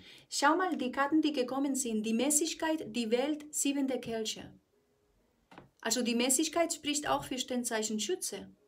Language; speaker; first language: German; non-native, fluent; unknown